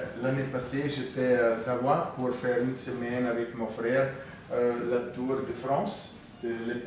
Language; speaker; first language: French; non-native, fluent; German